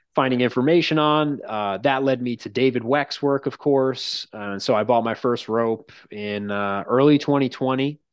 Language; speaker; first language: English; native; English